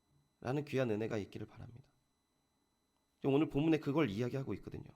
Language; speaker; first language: Korean; native; Korean